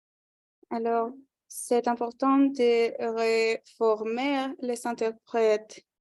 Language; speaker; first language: French; non-native, fluent; Spanish